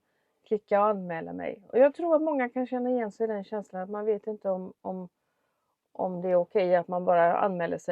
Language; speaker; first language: Swedish; native; Swedish